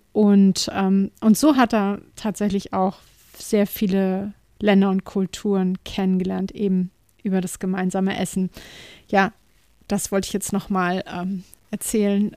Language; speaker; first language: German; native; German